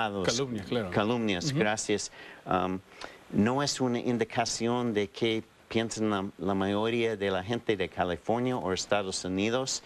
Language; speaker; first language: Spanish; non-native, fluent; English